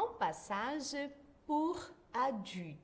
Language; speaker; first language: French; non-native, fluent; Portuguese